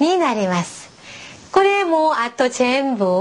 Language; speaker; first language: Japanese; non-native, fluent; Korean